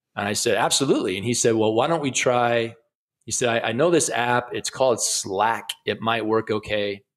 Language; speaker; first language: English; native; English